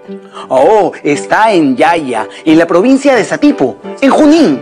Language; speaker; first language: Spanish; native; Spanish